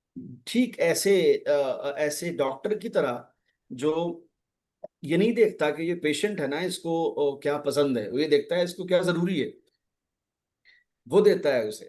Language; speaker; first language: Hindi; native; Hindi